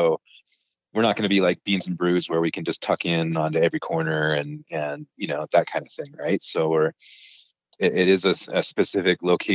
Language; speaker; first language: English; native; English